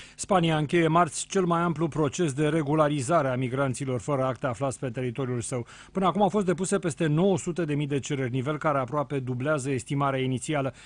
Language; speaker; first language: Romanian; native; Romanian